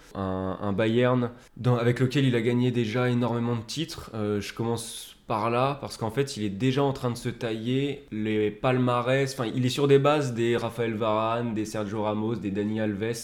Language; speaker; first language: French; native; French